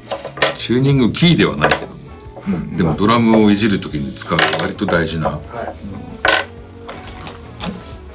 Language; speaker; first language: Japanese; native; Japanese